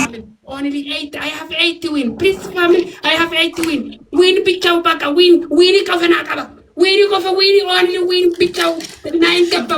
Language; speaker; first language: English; non-native, learner; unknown